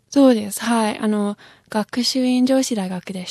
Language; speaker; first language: Japanese; non-native, fluent; English